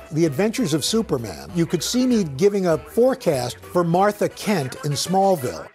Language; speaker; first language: English; native; English